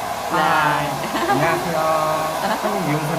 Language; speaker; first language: Korean; native; Korean